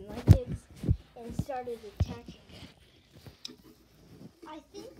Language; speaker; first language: English; native; English